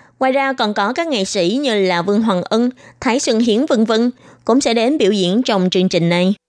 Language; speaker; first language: Vietnamese; native; Vietnamese